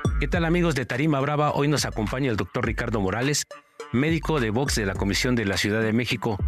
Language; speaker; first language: Spanish; native; Spanish